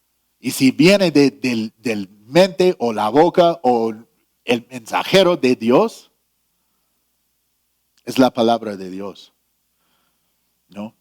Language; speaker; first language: Spanish; non-native, fluent; English